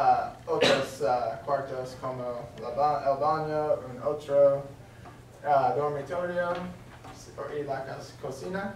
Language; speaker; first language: Spanish; non-native, learner; English